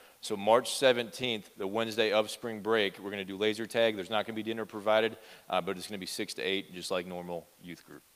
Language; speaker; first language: English; native; English